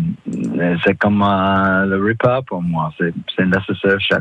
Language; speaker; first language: French; non-native, fluent; English